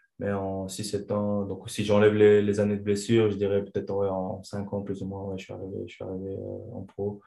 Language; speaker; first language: French; non-native, fluent; Chechen